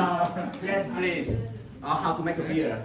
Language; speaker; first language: English; non-native, learner; Vietnamese